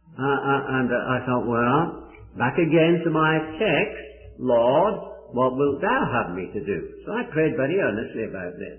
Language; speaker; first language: English; native; English